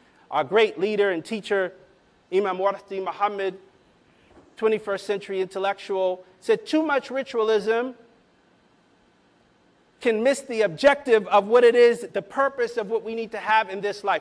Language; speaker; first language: English; native; English